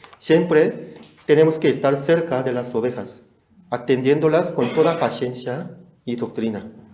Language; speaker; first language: Spanish; non-native, fluent; Korean